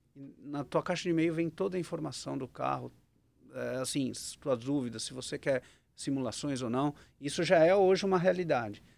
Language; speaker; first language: Portuguese; native; Portuguese